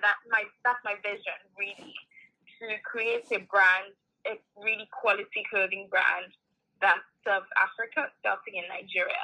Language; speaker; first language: English; non-native, local second language; Yoruba